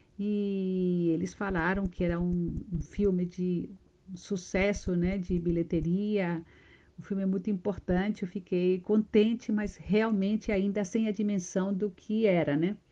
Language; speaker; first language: Portuguese; non-native, fluent; Spanish